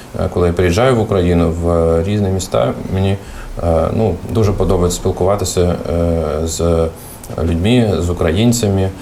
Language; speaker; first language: Ukrainian; non-native, fluent; Russian